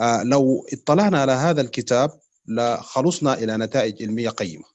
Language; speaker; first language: Arabic; native; Arabic